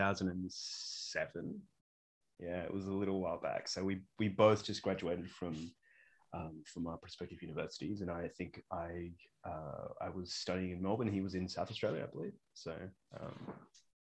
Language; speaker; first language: English; native; English